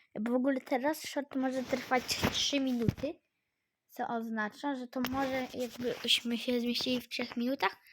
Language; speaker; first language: Polish; native; Polish